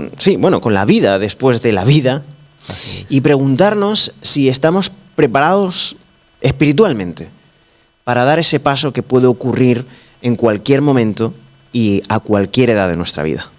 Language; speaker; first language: Spanish; native; Spanish